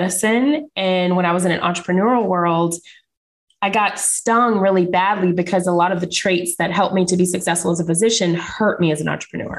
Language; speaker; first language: English; native; English